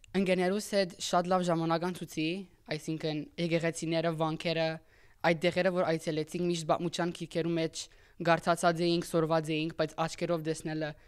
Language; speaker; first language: Armenian; early bilingual, heritage; Armenian